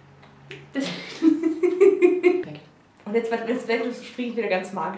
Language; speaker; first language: German; native; German